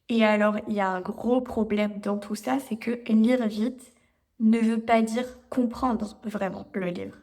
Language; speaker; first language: French; native; French